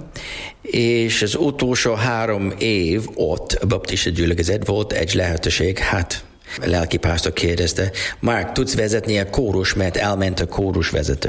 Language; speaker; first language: Hungarian; non-native, learner; English